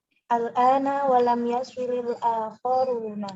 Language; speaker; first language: Arabic; non-native, learner; Indonesian